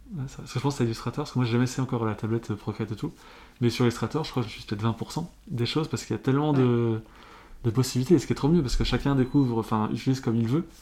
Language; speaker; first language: French; native; French